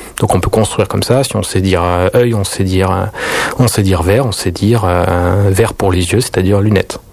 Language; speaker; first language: French; native; French